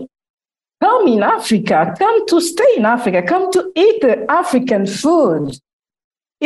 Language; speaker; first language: English; non-native, learner; Lingala